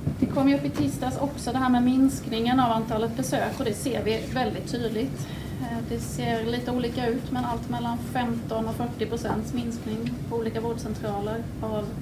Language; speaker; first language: Swedish; native; Swedish